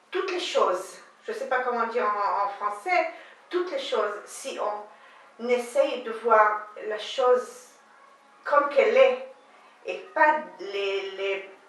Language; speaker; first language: French; non-native, learner; Hebrew